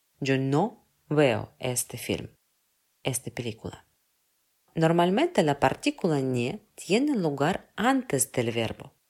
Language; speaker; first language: Spanish; non-native, fluent; Russian